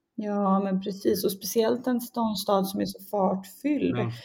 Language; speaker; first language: Swedish; early bilingual, other home language; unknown